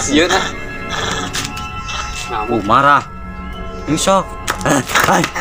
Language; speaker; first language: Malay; non-native, local second language; Sundanese